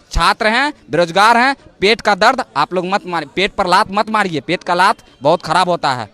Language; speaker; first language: Hindi; native; Hindi